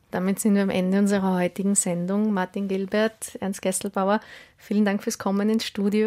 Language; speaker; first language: German; native; German